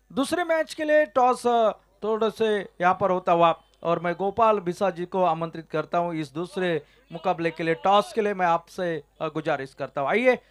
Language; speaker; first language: Hindi; non-native, local second language; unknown